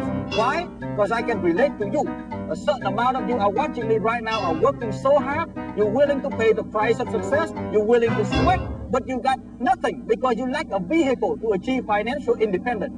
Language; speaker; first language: English; non-native, fluent; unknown